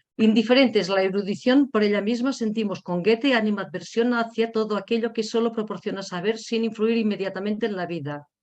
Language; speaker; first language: Spanish; non-native, local second language; Catalan